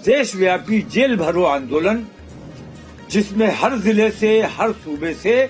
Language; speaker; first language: Hindi; native; Hindi